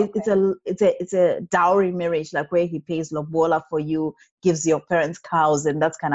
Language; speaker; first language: English; non-native, local second language; Shona